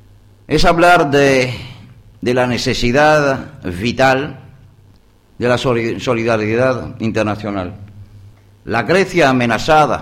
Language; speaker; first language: Spanish; non-native, learner; Greek